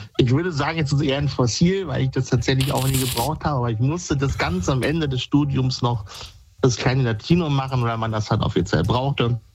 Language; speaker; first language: German; native; German